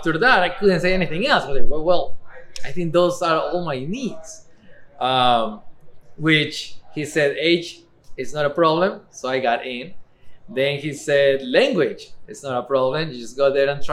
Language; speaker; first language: English; non-native, fluent; Spanish